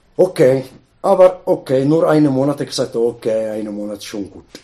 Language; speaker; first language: German; non-native, learner; Arabic